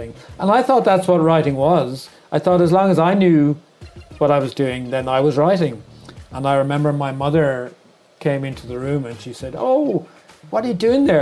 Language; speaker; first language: English; native; English